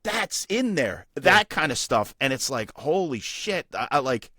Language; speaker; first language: English; native; English